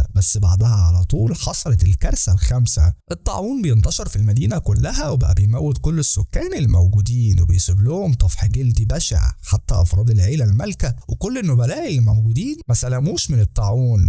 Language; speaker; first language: Arabic; native; Arabic